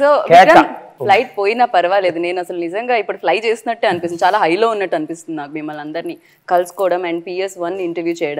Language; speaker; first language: Telugu; native; Telugu